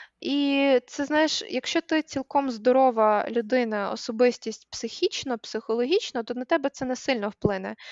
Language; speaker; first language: Ukrainian; native; Ukrainian